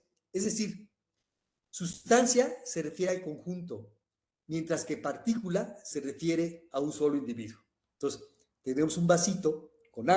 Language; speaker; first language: Spanish; native; Spanish